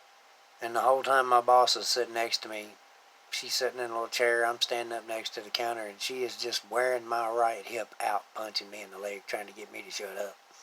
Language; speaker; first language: English; native; English